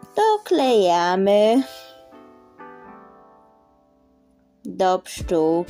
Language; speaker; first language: Polish; early bilingual, heritage; Polish